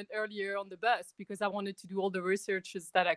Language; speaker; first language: English; non-native, fluent; French